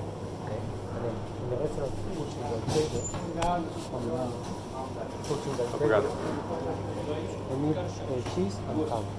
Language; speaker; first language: English; non-native, learner; Spanish